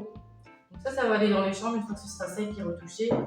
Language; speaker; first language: French; native; French